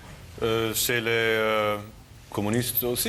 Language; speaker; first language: French; non-native, learner; German